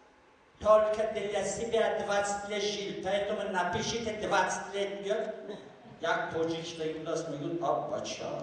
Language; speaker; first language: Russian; non-native, local second language; Tajik